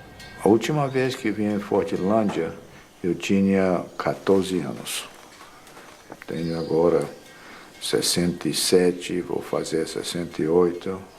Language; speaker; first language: Portuguese; non-native, local second language; English